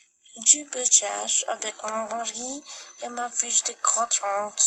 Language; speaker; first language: French; non-native, learner; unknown